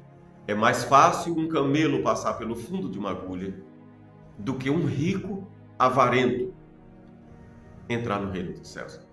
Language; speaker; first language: Portuguese; native; Portuguese